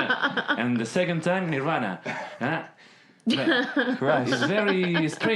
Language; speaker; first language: English; non-native, learner; Spanish